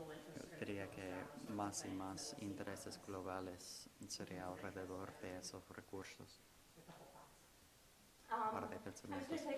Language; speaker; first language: Spanish; non-native, fluent; English